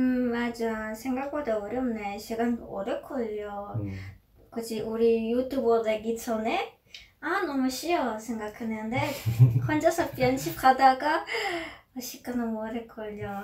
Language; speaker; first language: Korean; non-native, learner; Polish